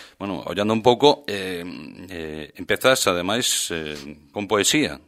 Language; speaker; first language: Galician; native; Galician